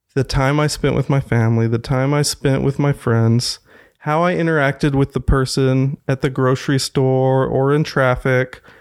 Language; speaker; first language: English; native; English